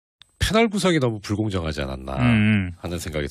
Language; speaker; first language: Korean; native; Korean